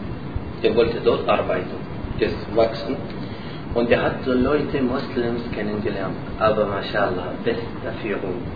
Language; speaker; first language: German; non-native, learner; Arabic